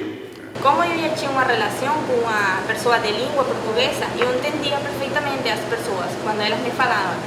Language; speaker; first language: Portuguese; non-native, fluent; Spanish